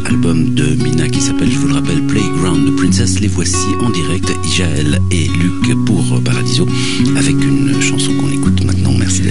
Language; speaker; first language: French; native; French